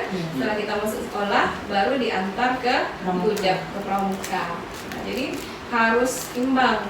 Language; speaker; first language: Indonesian; non-native, local second language; Minangkabau